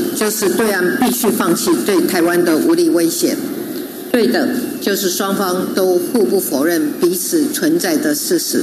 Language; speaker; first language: Chinese; non-native, fluent; Thai